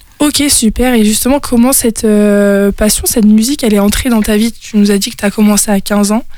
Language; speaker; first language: French; native; French